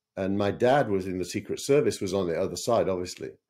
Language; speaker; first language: English; native; English